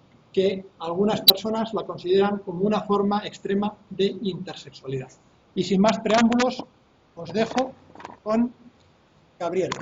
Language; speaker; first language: Spanish; native; Spanish